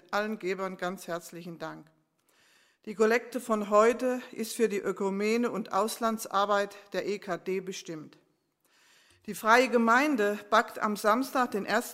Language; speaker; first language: German; native; German